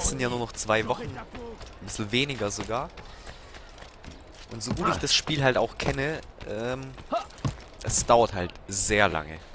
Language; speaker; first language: German; native; German